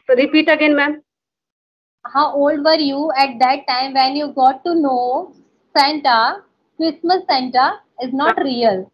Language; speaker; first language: English; non-native, local second language; Hindi